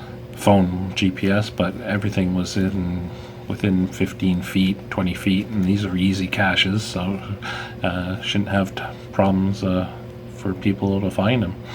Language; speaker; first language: English; native; English